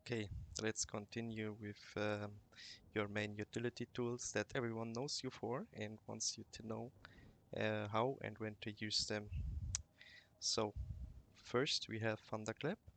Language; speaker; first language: English; non-native, fluent; German